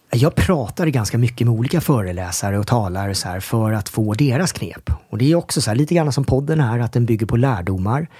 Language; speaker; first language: Swedish; early bilingual, other home language; Korean